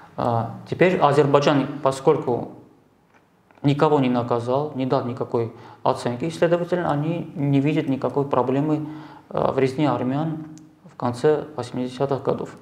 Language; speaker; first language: Russian; non-native, local second language; Armenian